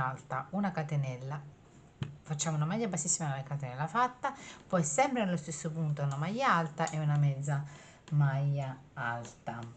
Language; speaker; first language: Italian; native; Italian